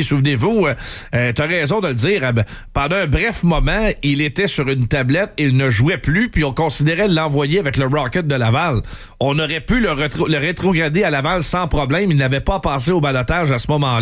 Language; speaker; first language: French; native; French